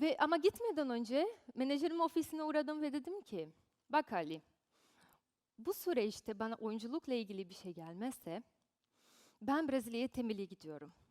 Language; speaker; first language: Turkish; non-native, fluent; Portuguese